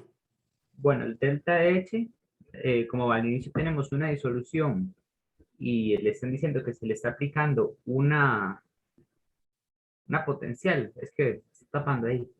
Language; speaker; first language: Spanish; native; Spanish